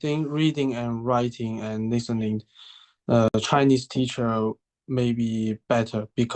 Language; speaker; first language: English; non-native, learner; Chinese